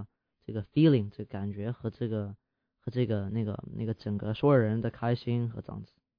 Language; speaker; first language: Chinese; early bilingual, heritage; English